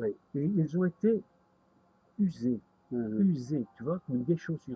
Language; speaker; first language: French; native; French